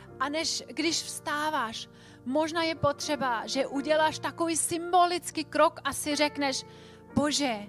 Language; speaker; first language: Czech; non-native, fluent; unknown